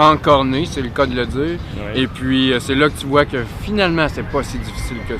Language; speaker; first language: French; native; French